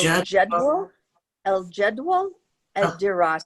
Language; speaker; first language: Arabic; non-native, fluent; English